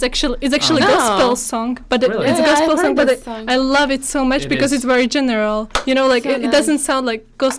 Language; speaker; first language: English; non-native, fluent; Slovak